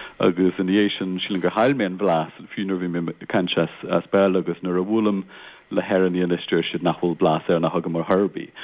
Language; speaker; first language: Irish; non-native, local second language; English